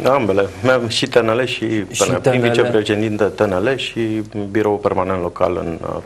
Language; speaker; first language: Romanian; native; Romanian